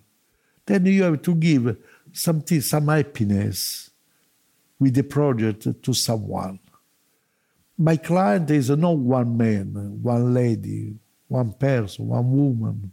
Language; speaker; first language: English; non-native, learner; Italian